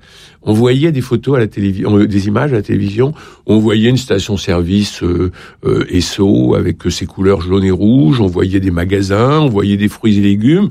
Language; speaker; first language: French; native; French